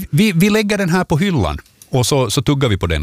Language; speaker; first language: Swedish; native; Swedish